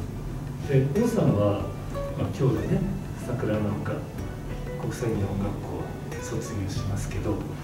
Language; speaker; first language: Japanese; native; Japanese